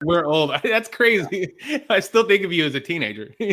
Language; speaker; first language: English; native; English